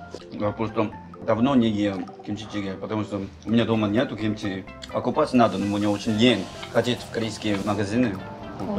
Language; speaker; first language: Russian; non-native, fluent; Korean